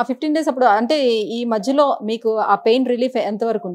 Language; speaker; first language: Telugu; native; Telugu